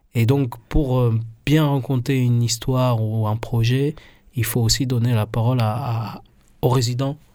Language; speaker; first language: French; non-native, fluent; Spanish